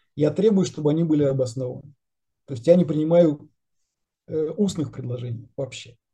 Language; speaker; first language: Russian; native; Russian